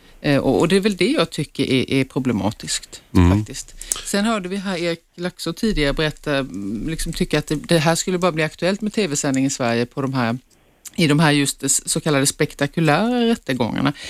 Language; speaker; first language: Swedish; native; Swedish